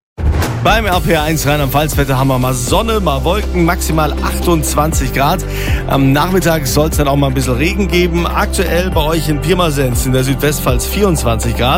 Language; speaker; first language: German; native; German